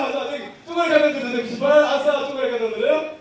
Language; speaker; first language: Korean; native; Korean